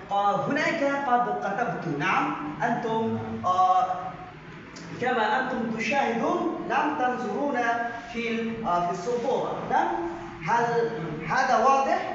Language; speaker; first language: Arabic; non-native, fluent; Bangla